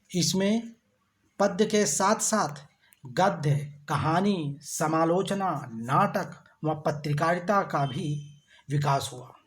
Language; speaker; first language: Hindi; native; Hindi